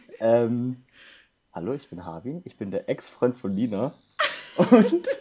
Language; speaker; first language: German; early bilingual, other home language; Korean